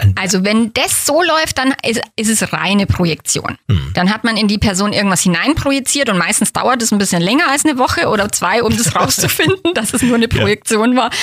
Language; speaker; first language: German; native; German